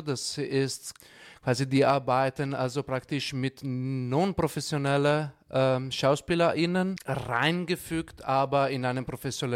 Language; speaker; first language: German; non-native, fluent; Italian